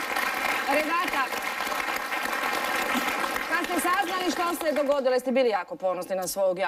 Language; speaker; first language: Croatian; native; Croatian